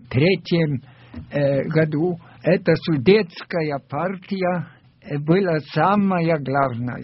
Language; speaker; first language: Russian; non-native, fluent; German